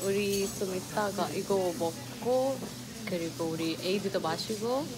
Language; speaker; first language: Korean; non-native, learner; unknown